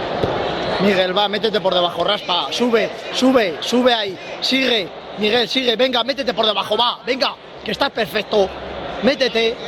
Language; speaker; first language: Spanish; native; Spanish